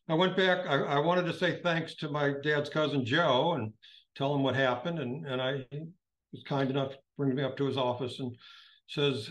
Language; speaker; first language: English; native; English